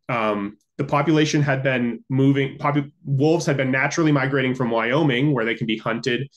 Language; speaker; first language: English; native; English